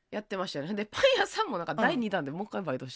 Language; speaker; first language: Japanese; native; Japanese